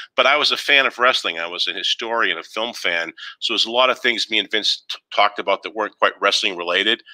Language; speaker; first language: English; native; English